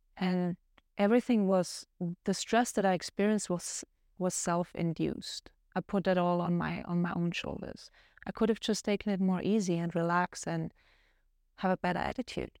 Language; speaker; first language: English; non-native, fluent; German